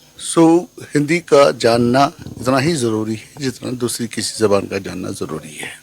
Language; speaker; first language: Urdu; non-native, local second language; Kashmiri